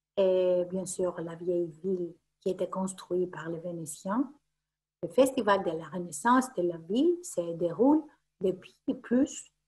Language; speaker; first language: French; non-native, fluent; Greek